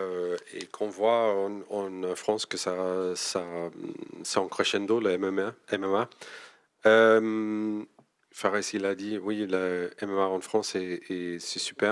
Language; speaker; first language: French; non-native, fluent; English